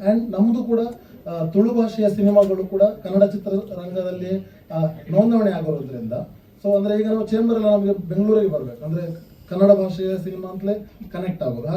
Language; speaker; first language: Kannada; non-native, local second language; Tulu